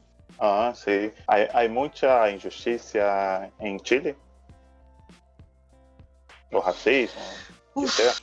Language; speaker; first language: Spanish; non-native, learner; Portuguese